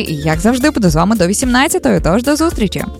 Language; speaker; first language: Ukrainian; native; Ukrainian